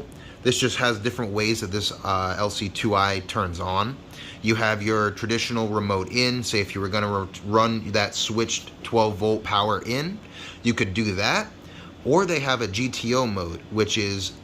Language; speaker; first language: English; native; English